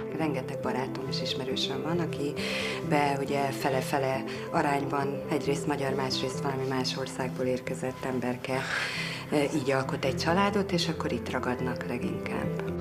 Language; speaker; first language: Hungarian; early bilingual, heritage; Hungarian